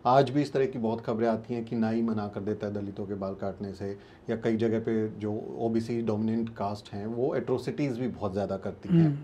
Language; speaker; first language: Hindi; native; Hindi